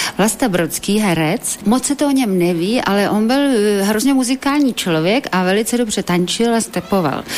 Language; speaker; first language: Czech; native; Czech